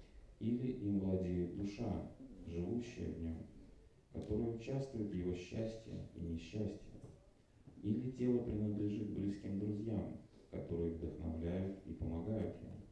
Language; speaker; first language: Russian; native; Russian